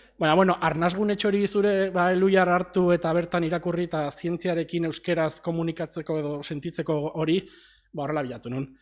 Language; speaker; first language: Basque; native; Basque